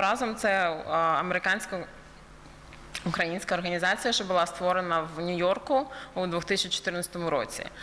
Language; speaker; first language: Ukrainian; early bilingual, heritage; Ukrainian